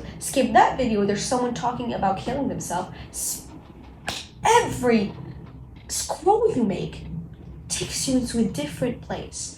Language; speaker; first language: English; non-native, local second language; Arabic